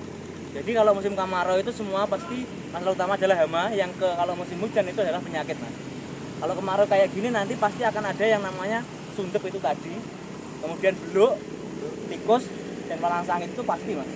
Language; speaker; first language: Indonesian; non-native, local second language; Javanese